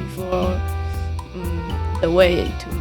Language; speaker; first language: English; non-native, learner; Chinese